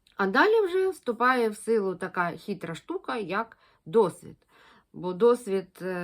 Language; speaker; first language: Ukrainian; non-native, local second language; Russian